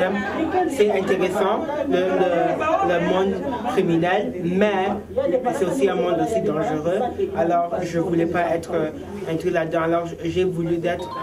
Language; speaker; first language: French; early bilingual, other home language; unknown